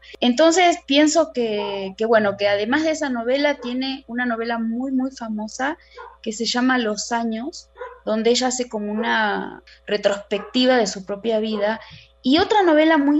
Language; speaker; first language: Spanish; native; Spanish